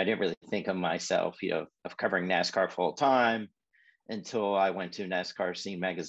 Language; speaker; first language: English; native; English